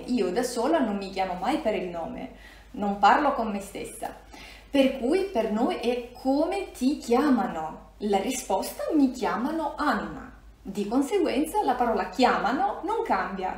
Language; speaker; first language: Italian; non-native, fluent; Russian